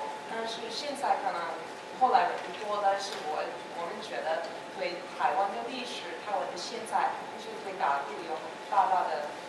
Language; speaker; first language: Chinese; non-native, fluent; English